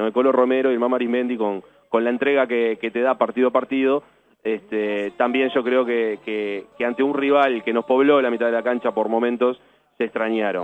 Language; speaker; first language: Spanish; native; Spanish